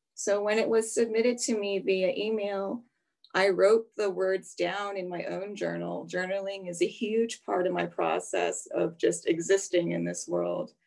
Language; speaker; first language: English; native; English